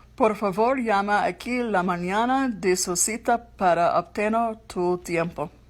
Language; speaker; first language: Spanish; non-native, learner; English